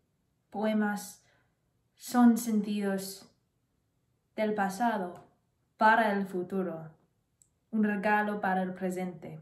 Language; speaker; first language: Spanish; non-native, learner; English